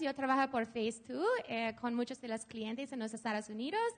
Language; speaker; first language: Spanish; non-native, learner; English